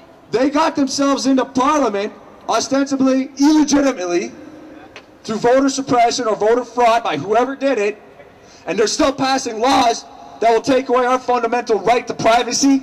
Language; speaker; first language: English; native; English